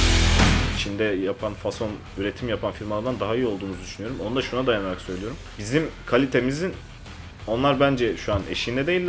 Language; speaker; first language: Turkish; native; Turkish